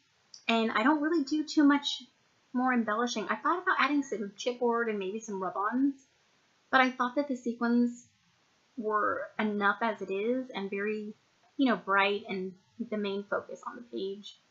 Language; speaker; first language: English; native; English